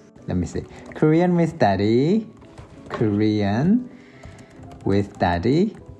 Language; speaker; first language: English; non-native, fluent; Korean